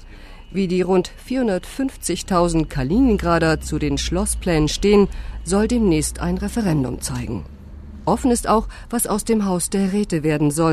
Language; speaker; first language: German; native; German